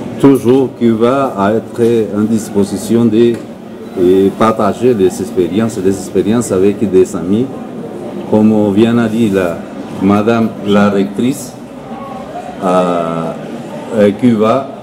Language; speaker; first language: French; non-native, learner; Spanish